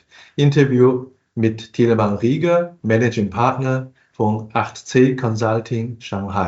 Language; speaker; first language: German; non-native, fluent; Chinese